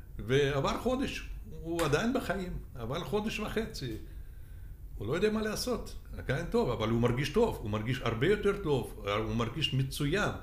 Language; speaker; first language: Hebrew; non-native, fluent; Russian